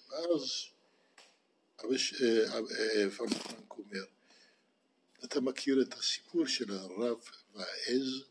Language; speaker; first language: Hebrew; non-native, fluent; Dutch